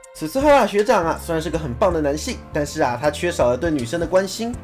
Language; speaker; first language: Chinese; native; Chinese